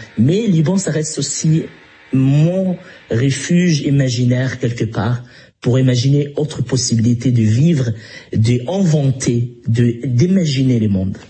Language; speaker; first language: French; non-native, fluent; Arabic